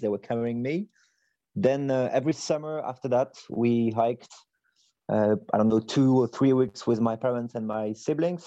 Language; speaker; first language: English; non-native, fluent; French